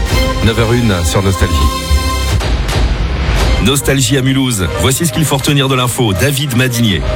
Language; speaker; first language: French; native; French